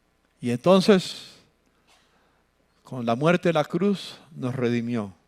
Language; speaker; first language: Spanish; native; Spanish